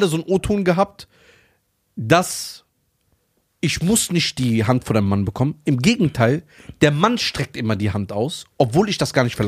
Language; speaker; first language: German; early bilingual, other home language; Persian